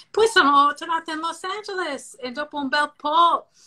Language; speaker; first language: Italian; non-native, fluent; English